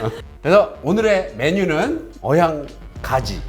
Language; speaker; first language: Korean; native; Korean